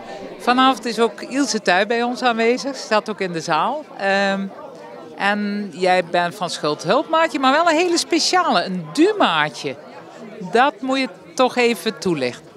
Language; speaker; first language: Dutch; native; Dutch